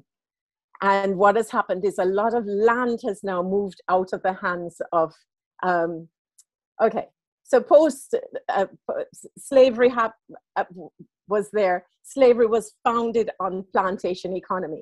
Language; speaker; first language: English; native; English